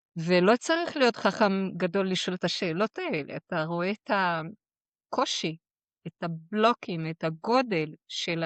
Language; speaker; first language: Hebrew; non-native, fluent; Portuguese